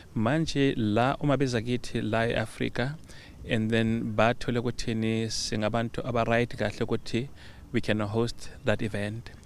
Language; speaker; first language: Zulu; native; Zulu